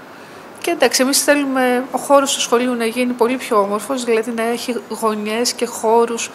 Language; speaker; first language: Greek; native; Greek